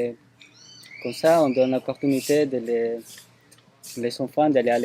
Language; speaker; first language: French; non-native, fluent; Spanish